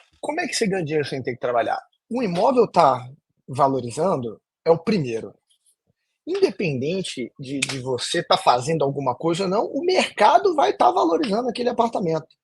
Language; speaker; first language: Portuguese; native; Portuguese